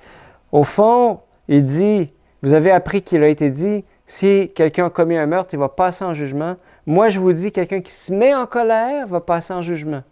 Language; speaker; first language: French; native; French